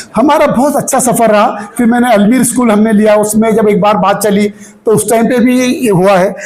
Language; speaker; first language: Hindi; non-native, local second language; Marathi